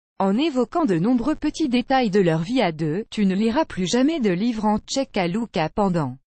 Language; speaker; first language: French; native; French